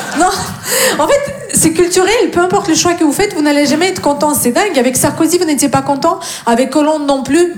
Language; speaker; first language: French; non-native, fluent; Russian